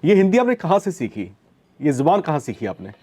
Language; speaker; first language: Hindi; native; Hindi